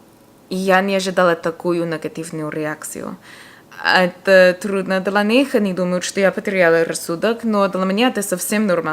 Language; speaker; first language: Russian; non-native, fluent; English